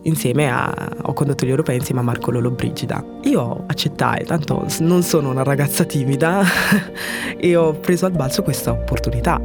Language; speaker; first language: Italian; early bilingual, other home language; French